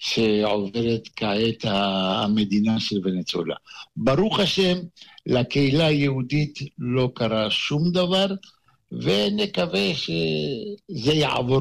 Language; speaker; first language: Hebrew; non-native, fluent; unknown